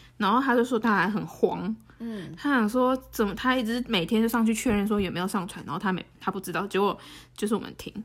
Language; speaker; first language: Chinese; native; Chinese